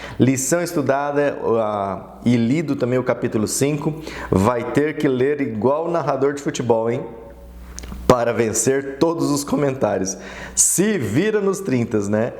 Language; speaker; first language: Portuguese; native; Portuguese